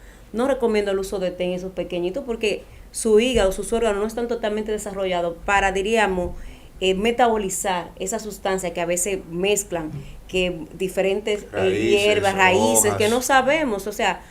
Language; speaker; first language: Spanish; native; Spanish